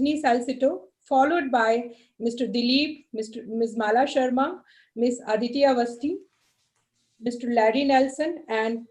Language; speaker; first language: English; non-native, local second language; Hindi